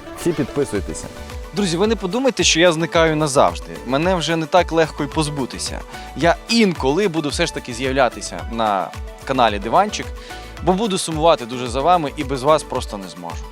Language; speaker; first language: Ukrainian; native; Ukrainian